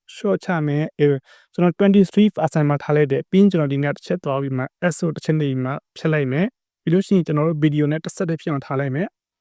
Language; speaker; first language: Burmese; native; Burmese